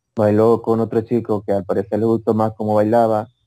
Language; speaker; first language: Spanish; native; Spanish